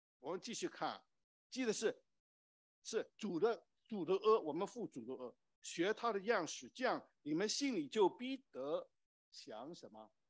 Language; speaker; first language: Chinese; non-native, local second language; Cantonese